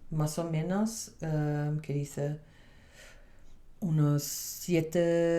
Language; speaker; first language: Spanish; non-native, fluent; Dutch